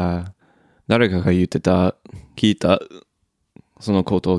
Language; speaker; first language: Japanese; non-native, learner; English